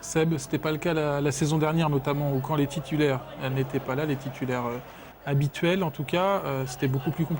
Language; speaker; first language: French; native; French